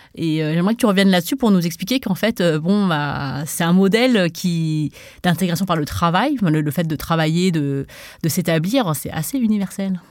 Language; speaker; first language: French; native; French